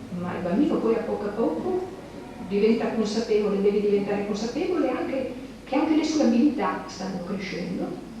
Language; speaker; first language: Italian; native; Italian